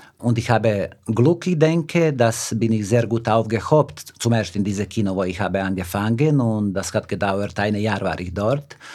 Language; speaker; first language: German; non-native, fluent; Serbian